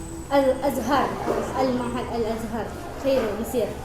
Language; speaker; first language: Arabic; non-native, learner; Indonesian